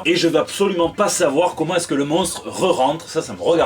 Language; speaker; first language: French; native; French